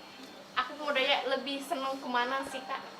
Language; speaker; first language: Indonesian; native; Indonesian